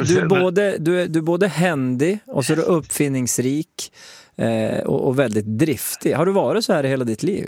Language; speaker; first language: Swedish; native; Swedish